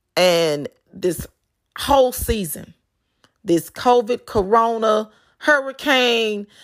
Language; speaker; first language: English; native; English